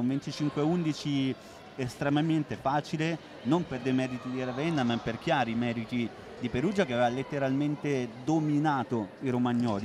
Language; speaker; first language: Italian; native; Italian